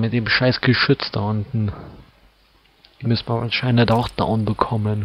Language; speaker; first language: German; native; German